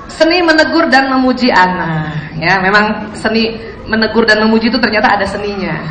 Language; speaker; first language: Indonesian; native; Indonesian